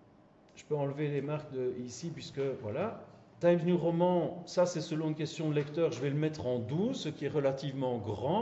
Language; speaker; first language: French; native; French